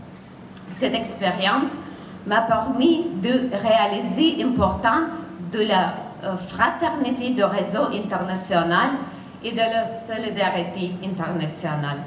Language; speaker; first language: French; non-native, fluent; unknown